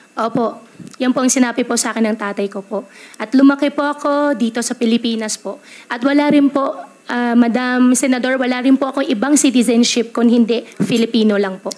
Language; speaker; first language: Filipino; native; Filipino